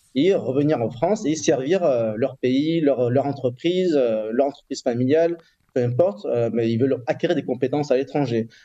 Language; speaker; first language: French; native; French